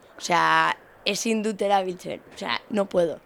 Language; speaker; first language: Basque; non-native, learner; Catalan